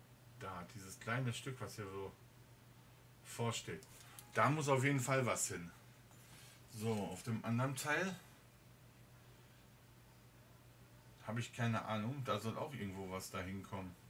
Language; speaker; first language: German; native; German